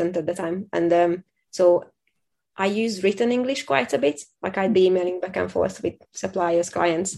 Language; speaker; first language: English; non-native, fluent; Hungarian